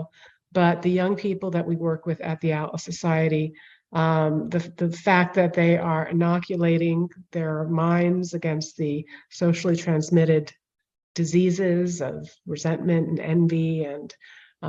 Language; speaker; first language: English; native; English